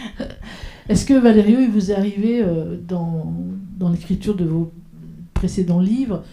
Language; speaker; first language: French; native; French